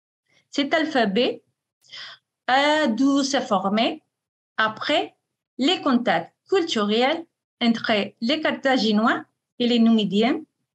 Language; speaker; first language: French; non-native, fluent; Spanish